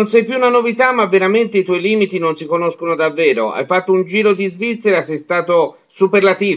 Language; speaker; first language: Italian; native; Italian